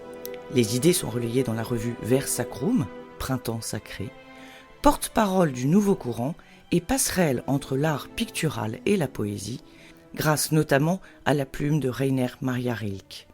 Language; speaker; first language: French; native; French